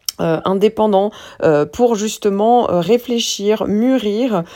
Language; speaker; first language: French; native; French